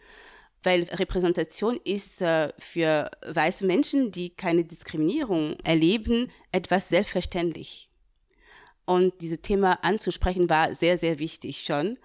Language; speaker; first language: German; non-native, fluent; French